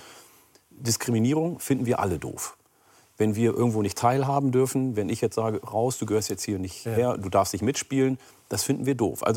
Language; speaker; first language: German; early bilingual, other home language; Oromo